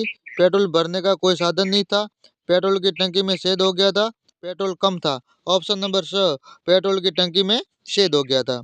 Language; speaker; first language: Hindi; native; Hindi